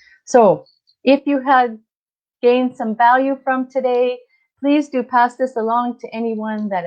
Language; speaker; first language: English; native; English